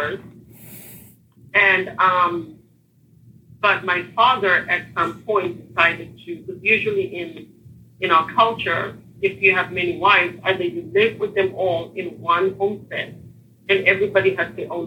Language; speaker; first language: English; non-native, local second language; Shona